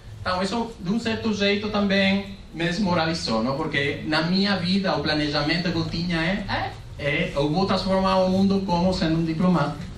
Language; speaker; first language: Portuguese; non-native, fluent; Spanish